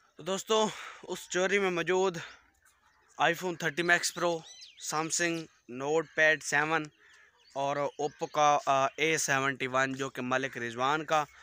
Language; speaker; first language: Urdu; non-native, local second language; Punjabi